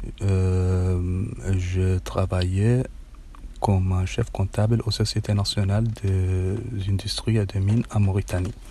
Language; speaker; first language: French; non-native, learner; Arabic